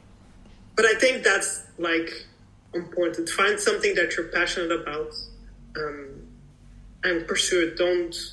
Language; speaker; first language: English; early bilingual, heritage; English